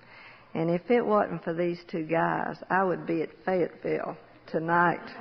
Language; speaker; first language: English; native; English